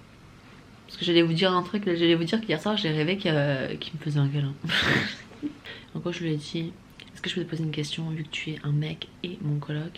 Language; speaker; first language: French; native; French